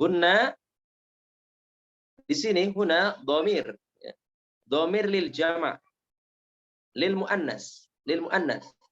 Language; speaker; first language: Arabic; non-native, learner; Indonesian